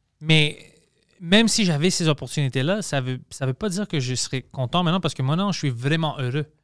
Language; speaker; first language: French; non-native, local second language; English